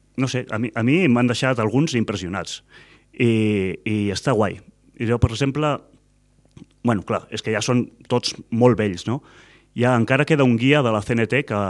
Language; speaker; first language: Catalan; native; Catalan